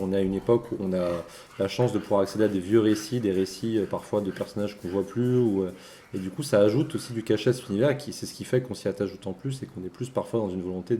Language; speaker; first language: French; native; French